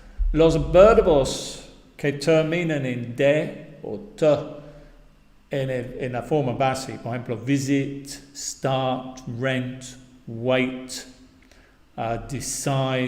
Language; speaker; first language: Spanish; non-native, fluent; English